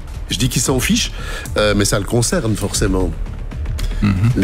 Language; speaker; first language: French; native; French